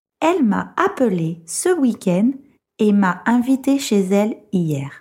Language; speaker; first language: French; non-native, fluent; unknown